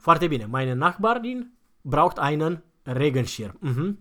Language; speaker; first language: German; non-native, fluent; Romanian